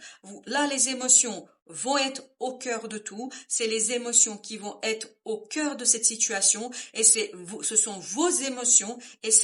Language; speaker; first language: French; native; French